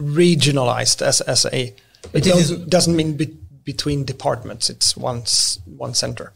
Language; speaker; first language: English; non-native, fluent; Swedish